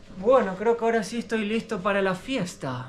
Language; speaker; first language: Spanish; native; Spanish